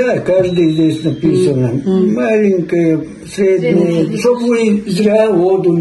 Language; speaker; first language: Russian; non-native, fluent; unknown